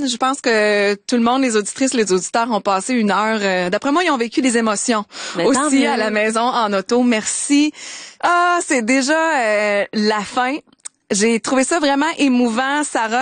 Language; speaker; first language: French; native; French